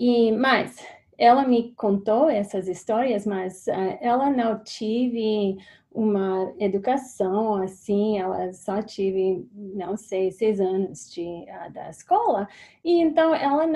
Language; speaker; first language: Portuguese; non-native, fluent; English